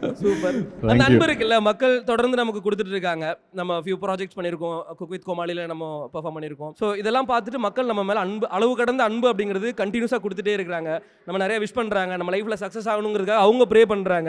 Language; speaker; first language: Tamil; native; Tamil